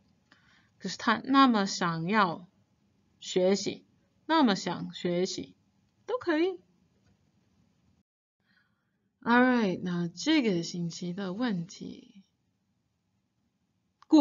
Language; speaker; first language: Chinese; non-native, fluent; English